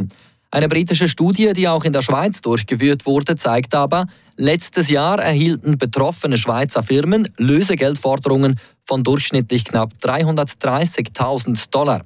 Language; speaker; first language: German; native; German